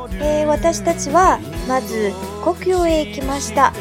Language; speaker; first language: Japanese; non-native, fluent; Chinese